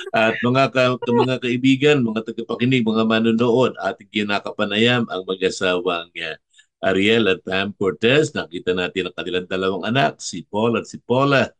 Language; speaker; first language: Filipino; native; Filipino